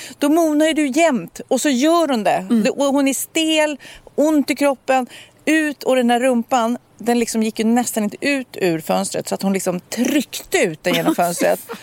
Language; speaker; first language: Swedish; native; Swedish